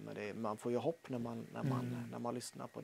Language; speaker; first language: Swedish; native; Swedish